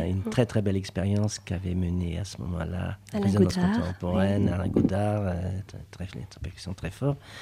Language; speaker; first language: French; native; French